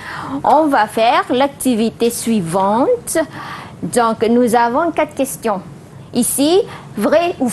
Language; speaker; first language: French; non-native, fluent; Malay